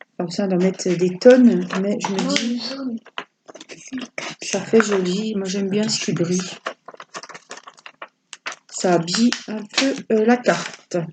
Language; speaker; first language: French; native; French